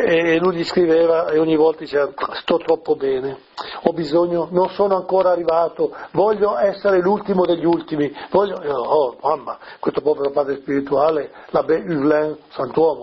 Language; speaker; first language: Italian; native; Italian